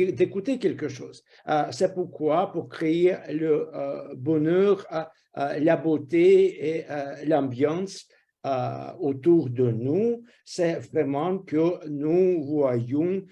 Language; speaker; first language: French; non-native, fluent; Russian